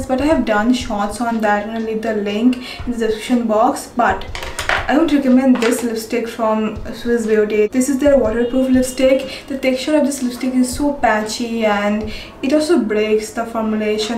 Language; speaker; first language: English; non-native, local second language; Bangla